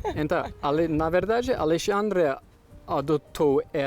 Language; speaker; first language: Portuguese; non-native, learner; Turkish